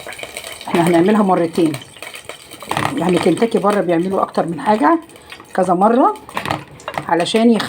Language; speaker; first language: Arabic; native; Arabic